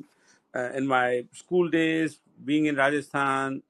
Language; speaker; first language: English; non-native, local second language; Hindi